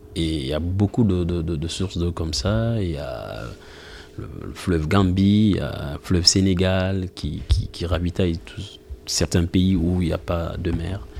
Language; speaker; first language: French; non-native, local second language; Mandingo